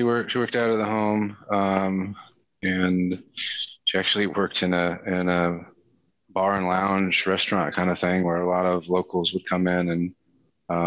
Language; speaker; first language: English; native; English